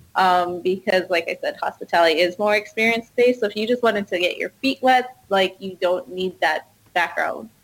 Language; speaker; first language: English; early bilingual, other home language; Hindi